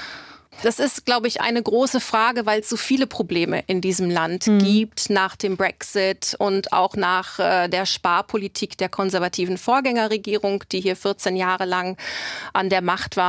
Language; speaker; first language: German; native; German